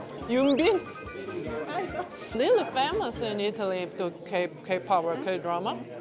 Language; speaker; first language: English; non-native, learner; Korean